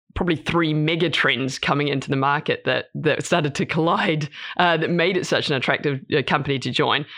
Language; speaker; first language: English; native; English